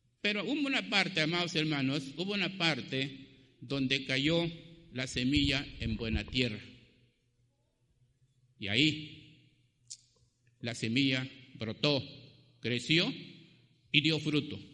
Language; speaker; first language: Spanish; native; Spanish